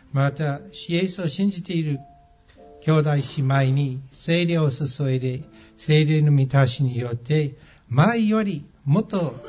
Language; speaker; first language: Japanese; non-native, fluent; English